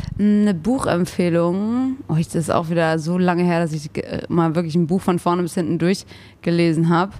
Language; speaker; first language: German; early bilingual, other home language; English